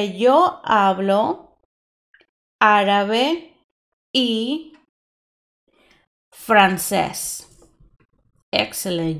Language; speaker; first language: Spanish; non-native, fluent; English